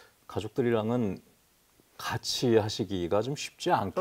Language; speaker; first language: Korean; native; Korean